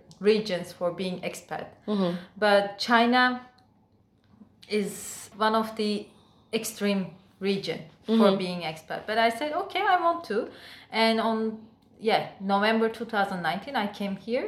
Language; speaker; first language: English; non-native, fluent; Turkish